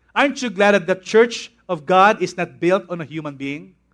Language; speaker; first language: English; non-native, local second language; Filipino